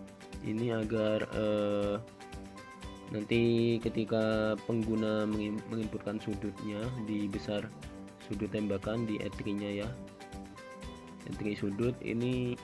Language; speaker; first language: Indonesian; native; Indonesian